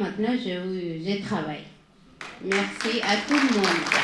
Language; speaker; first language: French; non-native, learner; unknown